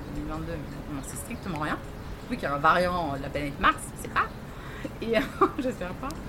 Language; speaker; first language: French; native; French